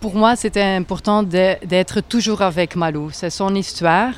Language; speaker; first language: French; non-native, local second language; Dutch